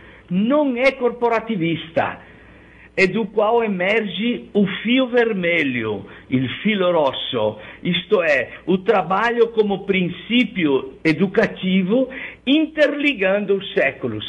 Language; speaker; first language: Portuguese; non-native, fluent; Italian